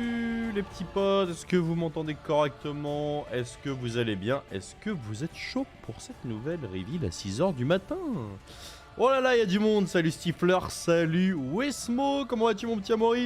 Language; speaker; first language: French; native; French